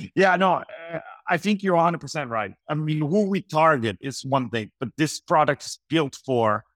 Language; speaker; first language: English; non-native, fluent; Italian